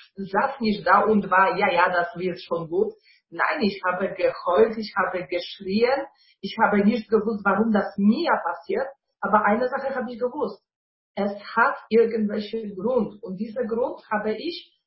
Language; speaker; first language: German; non-native, fluent; Polish